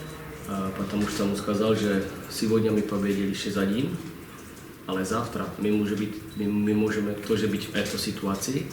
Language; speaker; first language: Russian; non-native, learner; Czech